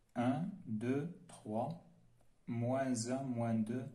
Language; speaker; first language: French; non-native, local second language; Arabic